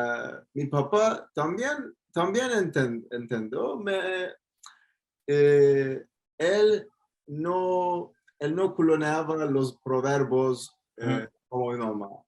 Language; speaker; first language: Spanish; non-native, fluent; Turkish